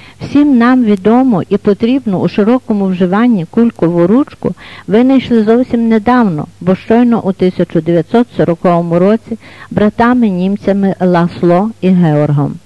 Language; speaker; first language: Ukrainian; native; Ukrainian